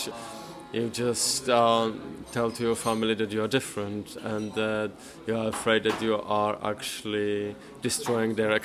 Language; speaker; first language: English; non-native, fluent; Polish